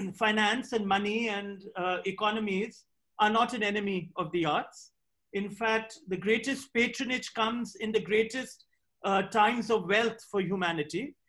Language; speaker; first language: English; non-native, local second language; Hindi